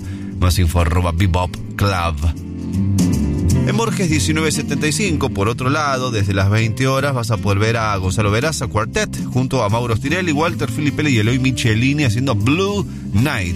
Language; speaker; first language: Spanish; native; Spanish